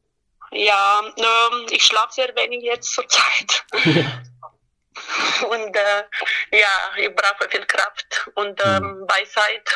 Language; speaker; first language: German; non-native, learner; Romanian